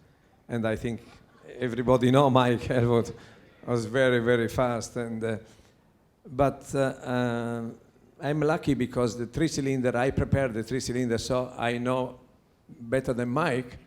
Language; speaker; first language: English; non-native, learner; Italian